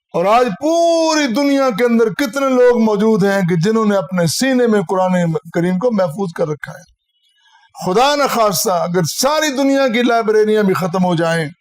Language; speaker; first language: Urdu; non-native, local second language; Punjabi